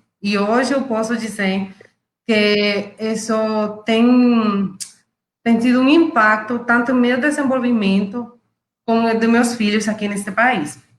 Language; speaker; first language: Portuguese; non-native, fluent; Spanish